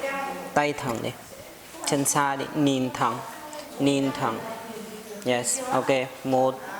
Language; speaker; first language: Vietnamese; non-native, learner; Hindi